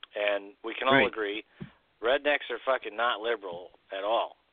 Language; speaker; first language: English; native; English